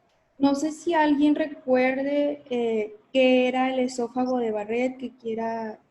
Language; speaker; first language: Spanish; native; Spanish